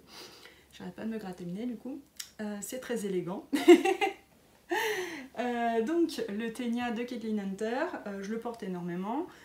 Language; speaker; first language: French; native; French